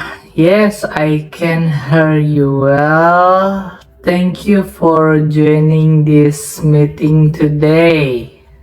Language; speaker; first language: English; non-native, learner; Indonesian